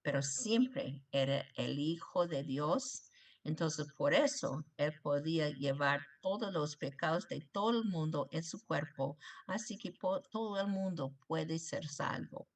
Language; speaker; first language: Spanish; non-native, learner; English